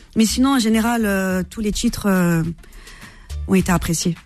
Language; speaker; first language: French; native; French